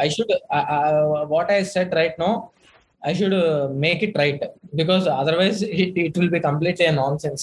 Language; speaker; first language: English; non-native, local second language; Telugu